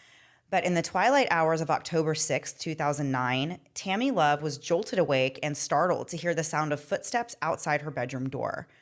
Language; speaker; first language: English; native; English